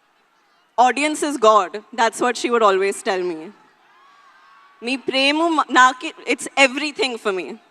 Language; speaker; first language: Telugu; non-native, learner; Hindi